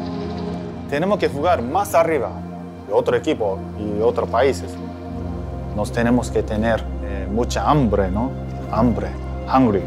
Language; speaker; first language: Spanish; non-native, learner; Japanese